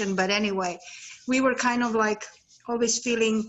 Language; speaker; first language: English; non-native, fluent; Serbian